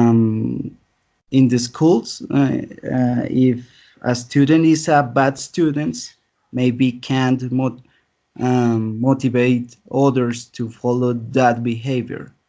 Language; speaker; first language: English; non-native, learner; Spanish